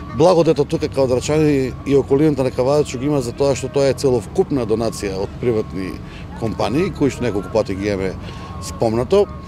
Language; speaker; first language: Macedonian; native; Macedonian